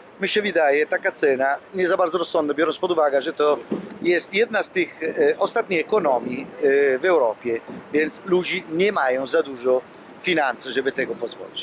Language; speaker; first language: Polish; non-native, fluent; Italian